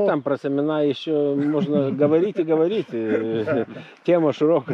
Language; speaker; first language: Russian; non-native, fluent; Lithuanian